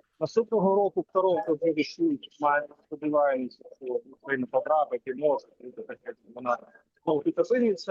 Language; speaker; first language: Ukrainian; non-native, local second language; Russian